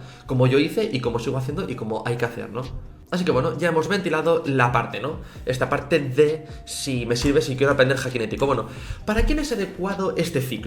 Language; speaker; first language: Spanish; native; Spanish